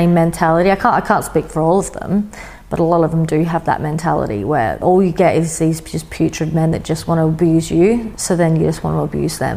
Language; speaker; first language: English; native; English